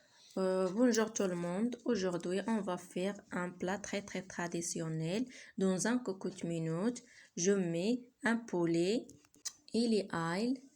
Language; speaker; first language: French; non-native, learner; Arabic